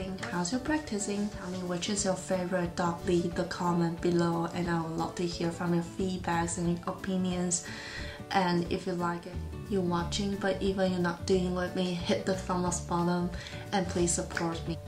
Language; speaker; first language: English; non-native, fluent; Chinese